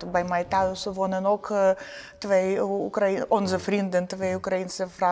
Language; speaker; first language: Dutch; non-native, learner; Ukrainian